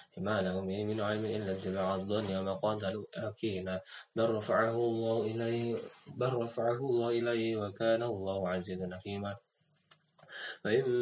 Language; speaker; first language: Arabic; non-native, learner; Indonesian